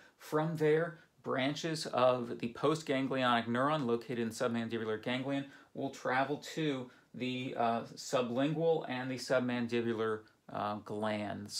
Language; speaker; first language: English; native; English